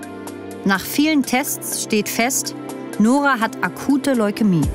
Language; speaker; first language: German; native; German